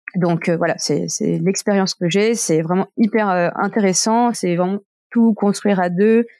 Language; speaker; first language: French; native; French